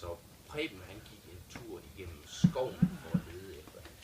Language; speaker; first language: Danish; native; Danish